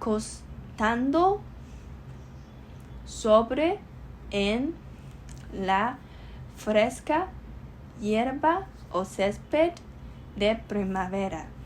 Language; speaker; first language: Spanish; non-native, learner; Chinese